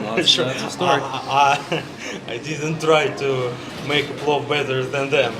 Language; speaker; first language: English; non-native, learner; Russian